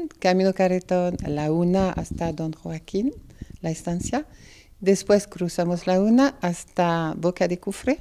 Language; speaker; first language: Spanish; non-native, fluent; French